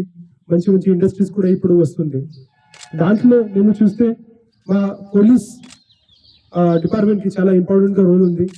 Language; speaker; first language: Telugu; non-native, learner; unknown